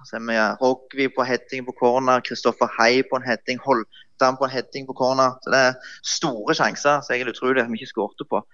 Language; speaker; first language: Norwegian; native; Norwegian